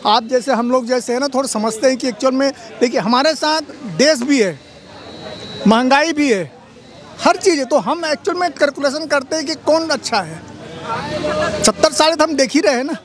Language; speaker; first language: Hindi; native; Hindi